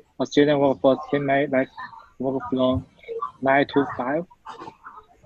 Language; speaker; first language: English; non-native, fluent; Chinese